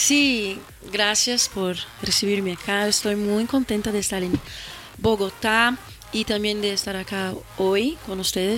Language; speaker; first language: Spanish; non-native, fluent; Portuguese